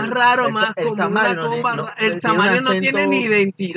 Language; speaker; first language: Spanish; native; Spanish